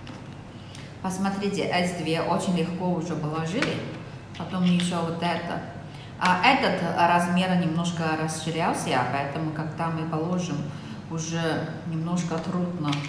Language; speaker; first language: Russian; non-native, learner; Chinese